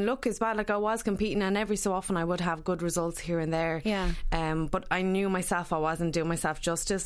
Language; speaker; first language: English; native; English